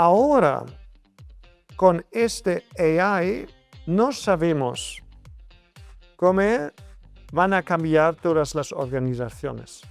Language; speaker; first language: Spanish; non-native, fluent; German